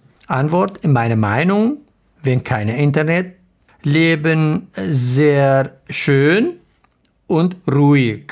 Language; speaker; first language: German; non-native, learner; Arabic